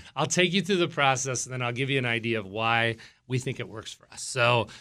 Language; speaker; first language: English; native; English